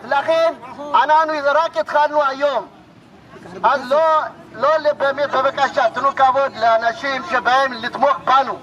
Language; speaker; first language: Hebrew; non-native, learner; Amharic